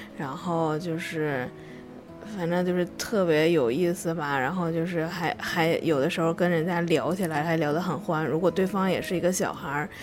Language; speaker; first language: Chinese; native; Chinese